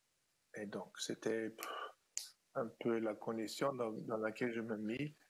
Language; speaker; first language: French; non-native, fluent; German